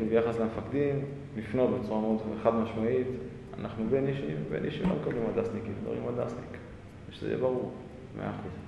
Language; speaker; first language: Hebrew; native; Hebrew